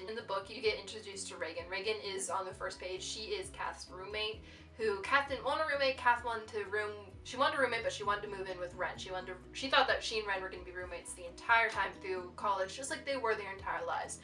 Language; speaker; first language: English; native; English